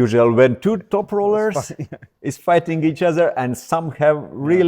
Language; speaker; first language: English; non-native, fluent; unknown